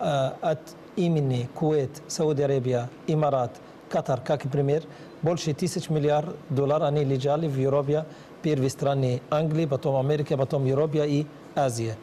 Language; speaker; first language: Russian; non-native, learner; Arabic